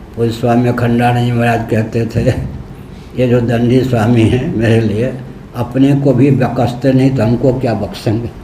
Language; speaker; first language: Hindi; non-native, local second language; Maithili